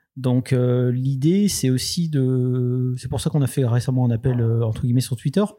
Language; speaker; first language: French; native; French